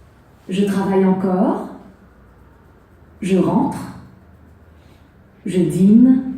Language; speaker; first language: French; non-native, learner; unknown